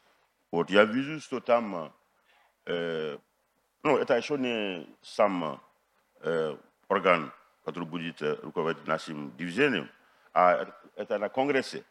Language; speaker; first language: Russian; non-native, fluent; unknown